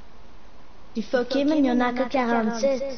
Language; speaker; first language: French; native; French